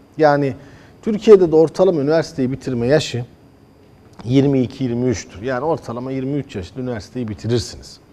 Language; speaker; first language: Turkish; early bilingual, heritage; Turkish